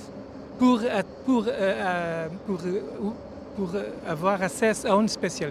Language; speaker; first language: French; non-native, learner; Portuguese